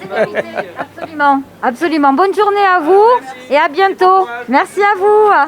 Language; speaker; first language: French; native; French